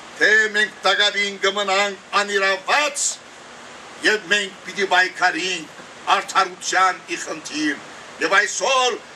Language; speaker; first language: Armenian; early bilingual, heritage; Armenian